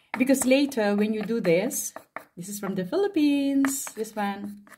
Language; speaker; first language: English; non-native, local second language; Filipino